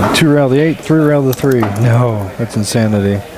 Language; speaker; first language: English; native; English